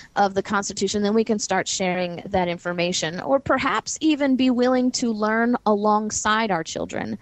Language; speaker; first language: English; native; English